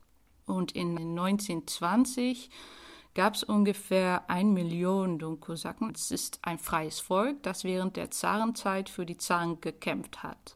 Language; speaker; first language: German; non-native, fluent; Dutch